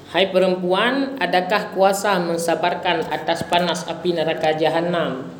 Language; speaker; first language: Indonesian; non-native, local second language; Achinese